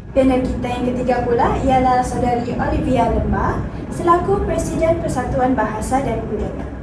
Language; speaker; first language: Malay; native; Malay